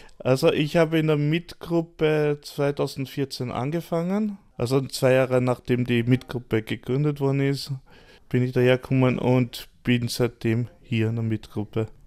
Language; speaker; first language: German; early bilingual, other home language; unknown